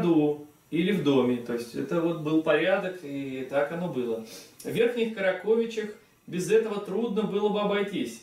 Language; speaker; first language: Russian; native; Russian